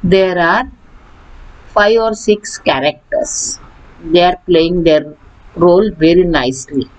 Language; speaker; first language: English; non-native, local second language; Marathi